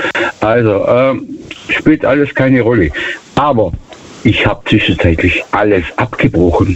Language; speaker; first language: German; native; German